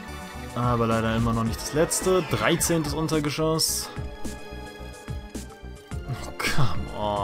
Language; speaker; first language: German; native; German